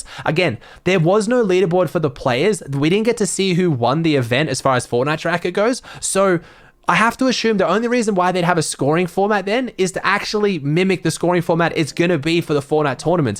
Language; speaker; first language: English; native; English